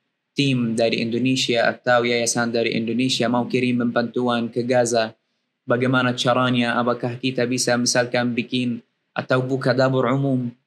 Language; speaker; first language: Indonesian; non-native, learner; Arabic